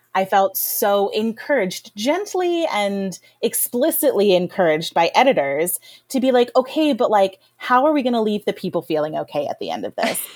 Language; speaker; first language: English; native; English